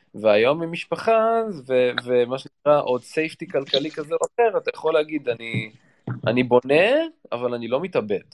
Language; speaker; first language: Hebrew; native; Hebrew